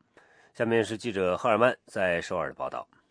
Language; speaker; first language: Chinese; native; Chinese